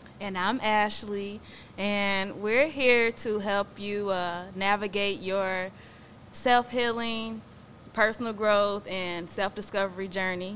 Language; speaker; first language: English; native; English